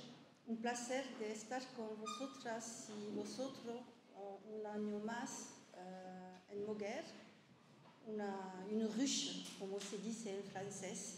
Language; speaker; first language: Spanish; early bilingual, heritage; French